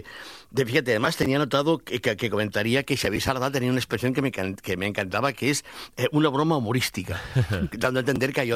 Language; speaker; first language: Spanish; native; Spanish